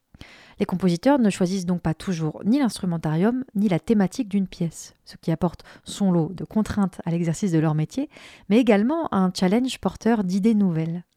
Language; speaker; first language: French; native; French